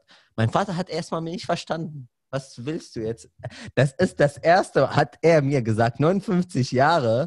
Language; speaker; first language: German; non-native, fluent; Arabic